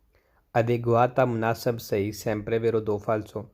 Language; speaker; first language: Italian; non-native, learner; Punjabi